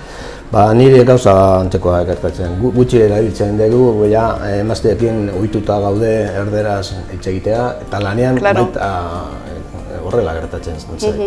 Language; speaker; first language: Basque; non-native, local second language; Spanish